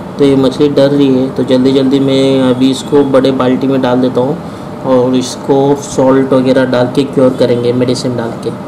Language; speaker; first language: Hindi; non-native, local second language; Marathi